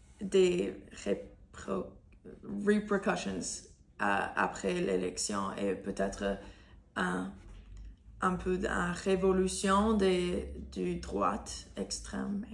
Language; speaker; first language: French; non-native, learner; English